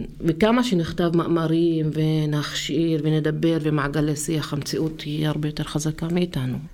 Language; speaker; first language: Hebrew; non-native, local second language; Arabic